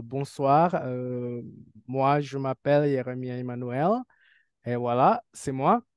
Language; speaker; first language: French; non-native, fluent; Indonesian